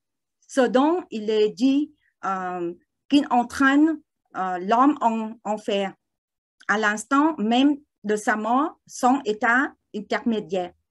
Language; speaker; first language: French; non-native, learner; Vietnamese